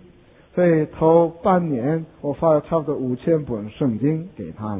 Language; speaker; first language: Chinese; non-native, fluent; Korean